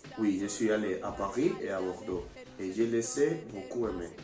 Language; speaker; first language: French; non-native, learner; Spanish